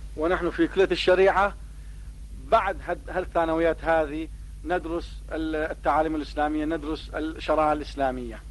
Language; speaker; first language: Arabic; non-native, fluent; Turkish